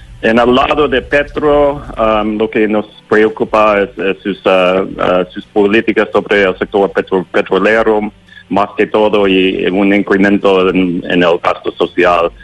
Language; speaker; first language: Spanish; non-native, learner; English